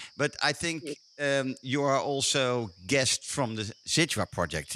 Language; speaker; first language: English; non-native, fluent; Dutch